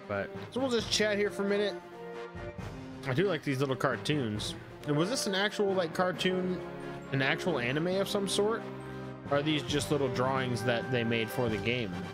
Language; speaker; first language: English; native; English